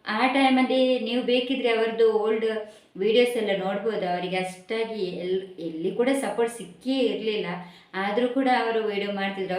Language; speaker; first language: Kannada; non-native, local second language; Tulu